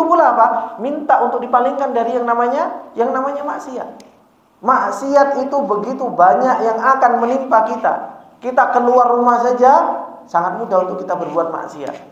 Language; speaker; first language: Indonesian; native; Indonesian